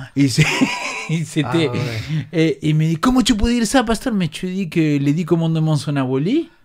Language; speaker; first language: French; non-native, fluent; Spanish